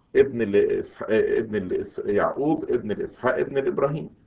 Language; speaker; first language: Arabic; native; Arabic